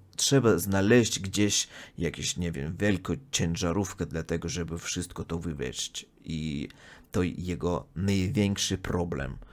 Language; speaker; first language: Polish; non-native, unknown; Russian